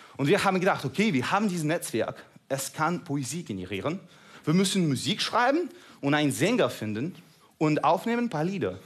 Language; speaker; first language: German; non-native, fluent; Russian